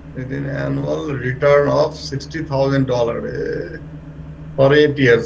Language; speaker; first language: English; non-native, local second language; Nepali